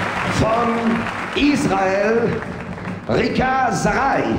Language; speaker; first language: German; non-native, learner; French